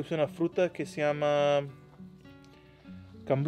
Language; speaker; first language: Spanish; non-native, learner; English